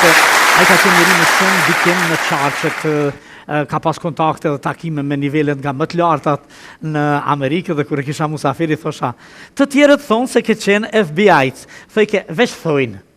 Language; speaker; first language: Albanian; native; Albanian